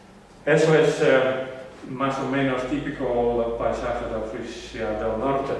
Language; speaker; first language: Spanish; non-native, learner; Western Frisian